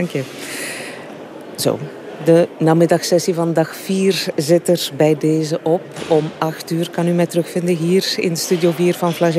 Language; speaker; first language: Dutch; native; Dutch